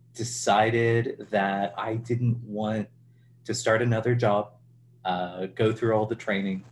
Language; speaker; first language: English; native; English